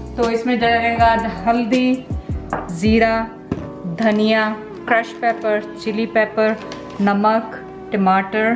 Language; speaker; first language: Urdu; native; Urdu